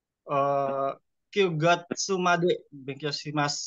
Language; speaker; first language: Japanese; non-native, learner; Indonesian